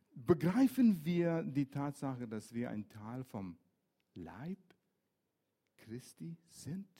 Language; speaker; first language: German; non-native, fluent; English